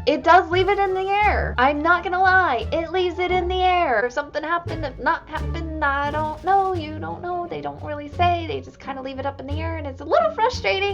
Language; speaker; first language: English; native; English